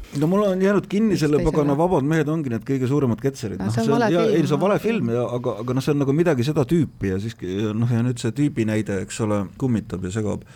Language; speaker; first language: Estonian; native; Estonian